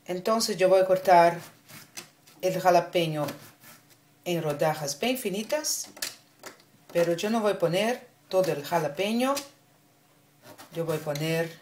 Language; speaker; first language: Spanish; non-native, learner; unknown